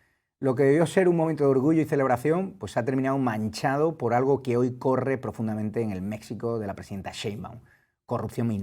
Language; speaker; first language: Spanish; native; Spanish